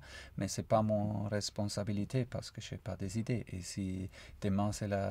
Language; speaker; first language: French; non-native, fluent; German